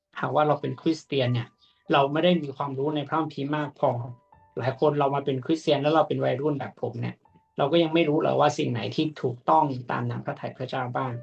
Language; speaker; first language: Thai; native; Thai